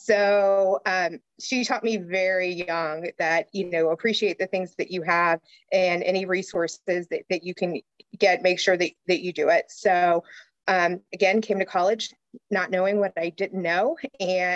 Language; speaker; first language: English; native; English